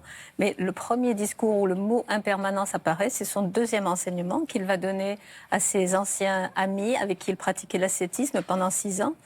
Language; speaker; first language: French; native; French